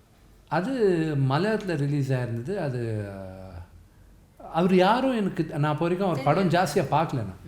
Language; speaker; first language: Tamil; non-native, local second language; Telugu